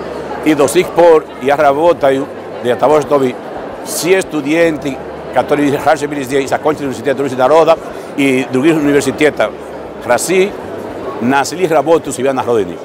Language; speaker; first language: Russian; non-native, fluent; Spanish